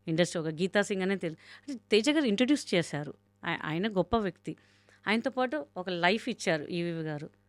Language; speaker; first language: Telugu; non-native, local second language; Hindi